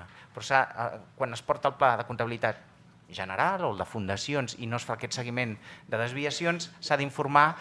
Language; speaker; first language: Catalan; native; Catalan